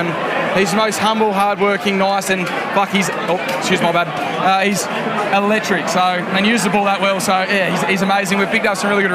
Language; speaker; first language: English; native; English